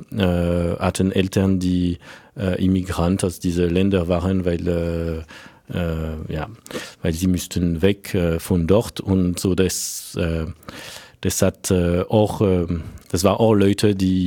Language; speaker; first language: German; non-native, fluent; French